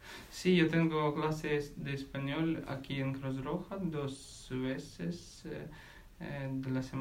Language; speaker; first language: Spanish; non-native, learner; Ukrainian